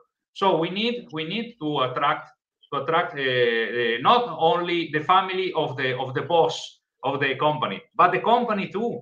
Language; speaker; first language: English; non-native, learner; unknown